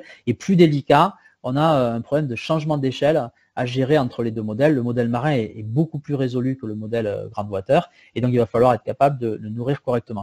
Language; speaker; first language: French; native; French